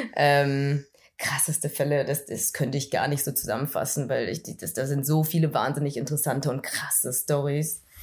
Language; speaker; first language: German; early bilingual, other home language; Vietnamese